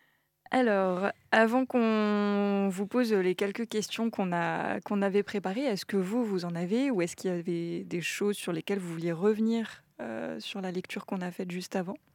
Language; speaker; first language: French; native; French